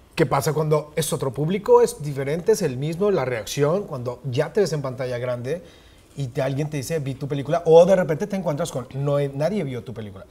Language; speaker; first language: Spanish; native; Spanish